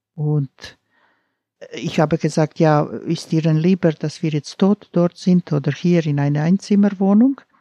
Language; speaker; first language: German; non-native, fluent; Croatian